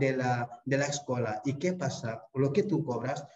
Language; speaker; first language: Spanish; non-native, fluent; Wolof